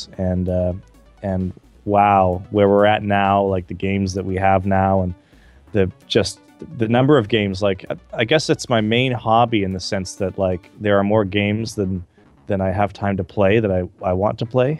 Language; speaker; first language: English; native; English